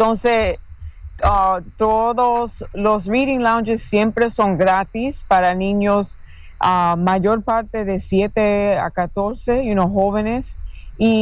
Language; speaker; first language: Spanish; non-native, fluent; English